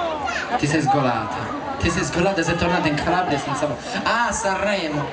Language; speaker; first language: Italian; native; Italian